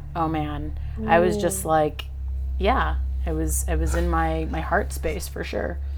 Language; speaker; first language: English; native; English